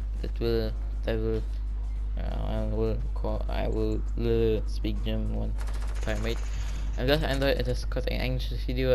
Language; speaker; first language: English; non-native, learner; German